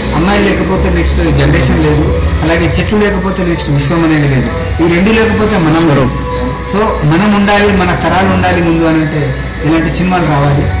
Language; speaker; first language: Telugu; non-native, local second language; Lambadi